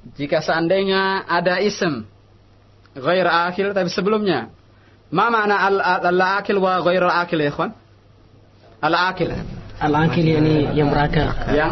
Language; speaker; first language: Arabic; non-native, fluent; Indonesian